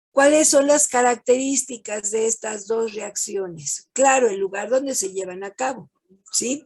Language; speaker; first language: Spanish; native; Spanish